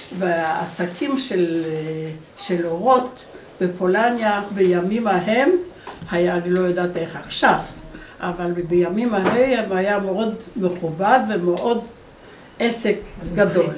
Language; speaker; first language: Hebrew; non-native, fluent; Polish